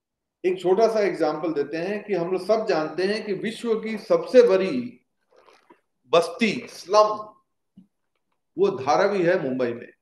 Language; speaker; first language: Hindi; native; Hindi